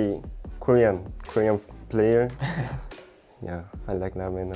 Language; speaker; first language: English; non-native, learner; Korean